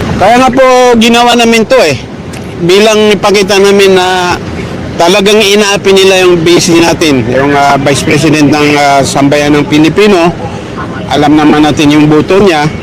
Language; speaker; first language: Filipino; non-native, local second language; Maranao